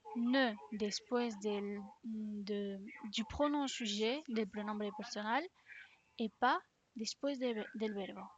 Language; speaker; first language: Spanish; non-native, fluent; French